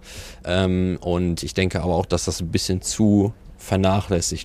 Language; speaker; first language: German; native; German